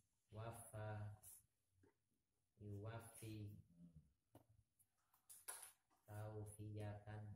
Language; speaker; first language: Arabic; non-native, learner; Indonesian